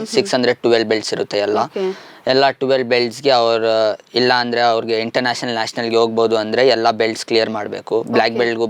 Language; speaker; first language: Kannada; non-native, local second language; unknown